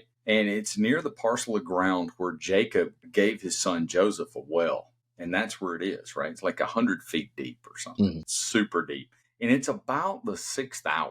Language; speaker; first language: English; native; English